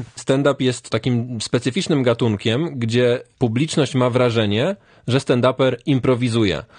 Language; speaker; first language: Polish; native; Polish